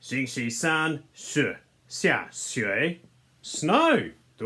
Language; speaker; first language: Chinese; non-native, learner; English